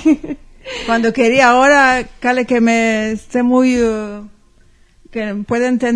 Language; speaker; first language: Spanish; early bilingual, heritage; Ladino